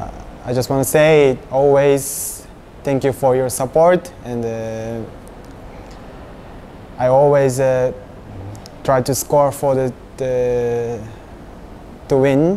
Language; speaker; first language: English; non-native, learner; Japanese